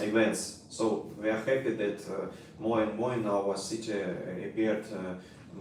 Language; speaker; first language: English; non-native, learner; Russian